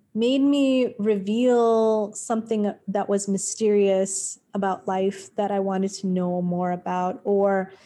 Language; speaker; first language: English; native; English